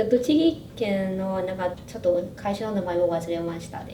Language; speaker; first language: Japanese; non-native, fluent; Burmese